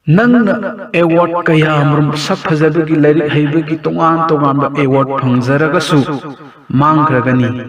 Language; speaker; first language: Manipuri; non-native, local second language; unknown